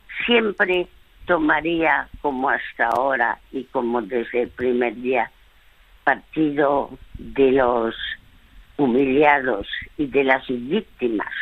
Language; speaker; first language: Spanish; early bilingual, other home language; French